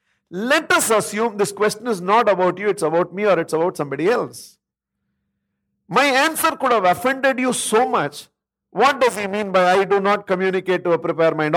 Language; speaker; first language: English; non-native, local second language; Tamil